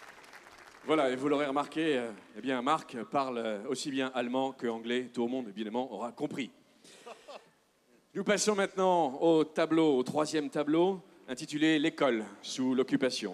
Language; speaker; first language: French; native; French